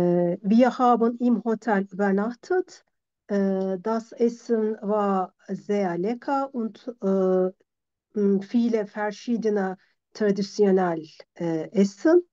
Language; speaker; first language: German; non-native, learner; Turkish